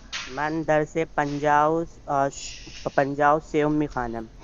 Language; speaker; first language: Persian; non-native, learner; Urdu